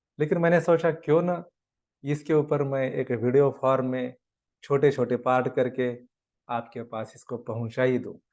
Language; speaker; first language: Hindi; non-native, local second language; Marathi